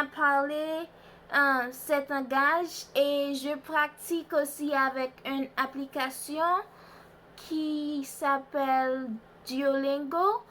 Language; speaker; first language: French; non-native, learner; Haitian Creole